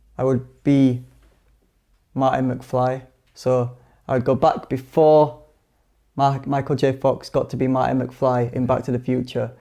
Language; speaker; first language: English; native; English